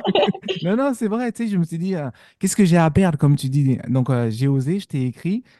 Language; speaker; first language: French; native; French